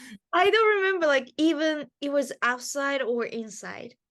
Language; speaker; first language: English; non-native, learner; Japanese